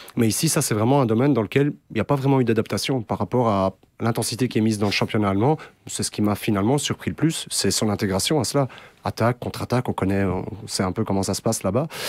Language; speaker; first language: French; native; French